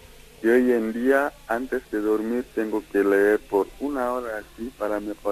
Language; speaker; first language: Spanish; non-native, fluent; Kikuyu